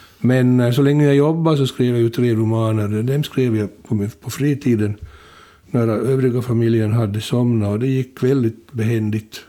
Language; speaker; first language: Swedish; native; Swedish